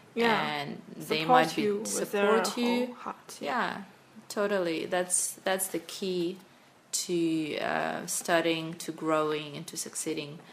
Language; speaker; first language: English; non-native, fluent; Russian